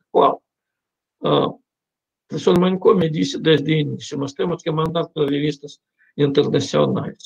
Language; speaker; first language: Portuguese; non-native, fluent; Russian